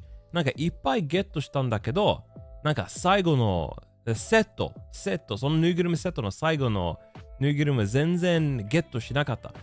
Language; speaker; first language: Japanese; non-native, learner; Swedish